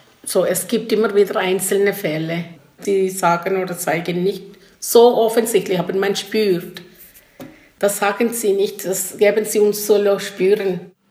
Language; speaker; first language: German; non-native, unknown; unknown